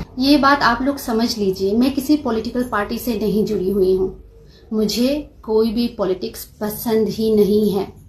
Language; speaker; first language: Hindi; non-native, local second language; Kok Borok